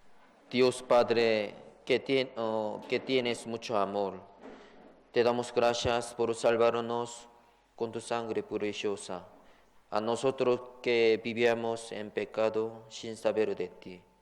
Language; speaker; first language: Spanish; non-native, fluent; Korean